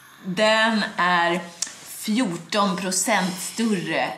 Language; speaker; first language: Swedish; native; Swedish